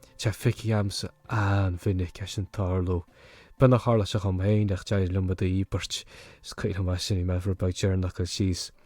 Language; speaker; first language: Irish; native; Irish